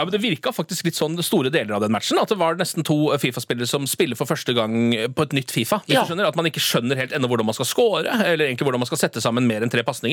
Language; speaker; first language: Norwegian; native; Norwegian